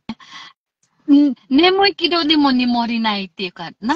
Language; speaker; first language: Japanese; non-native, local second language; Filipino